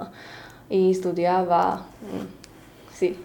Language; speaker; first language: Spanish; non-native, learner; Chinese